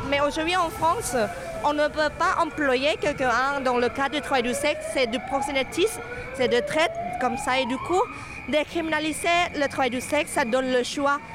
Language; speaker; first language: French; non-native, fluent; Thai